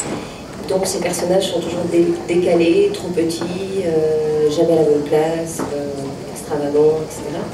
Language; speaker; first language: French; native; French